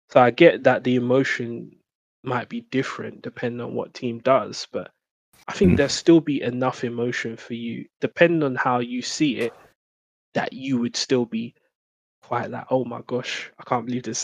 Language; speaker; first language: English; native; English